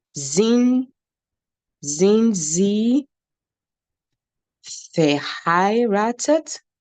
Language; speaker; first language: German; non-native, fluent; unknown